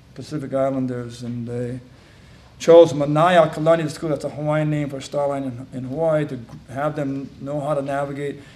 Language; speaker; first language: English; native; English